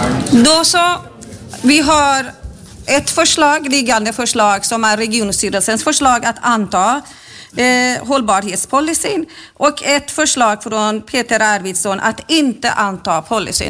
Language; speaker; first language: Swedish; native; Swedish